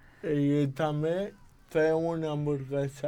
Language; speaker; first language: Catalan; non-native, local second language; Spanish